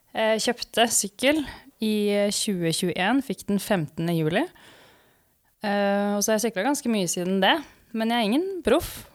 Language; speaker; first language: Norwegian; native; Norwegian